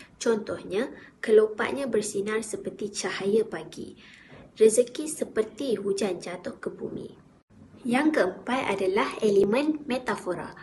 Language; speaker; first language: Malay; native; Malay